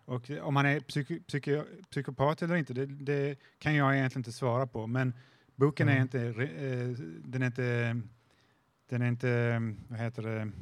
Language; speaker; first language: Swedish; native; Swedish